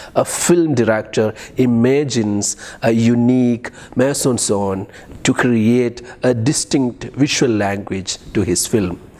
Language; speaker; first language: English; non-native, local second language; Malayalam